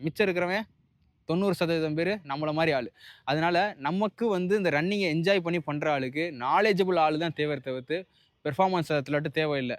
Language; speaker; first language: Tamil; native; Tamil